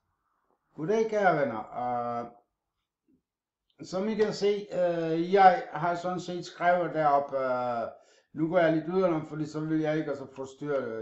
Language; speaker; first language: Danish; non-native, fluent; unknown